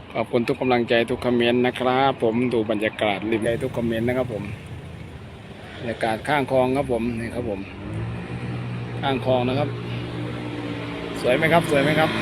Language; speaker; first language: Thai; native; Thai